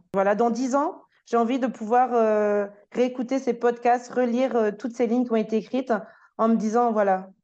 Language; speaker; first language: French; native; French